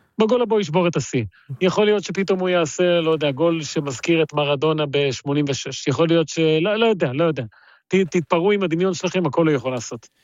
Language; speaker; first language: Hebrew; early bilingual, other home language; Spanish